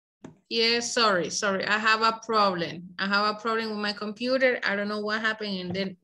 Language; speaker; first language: English; non-native, fluent; Spanish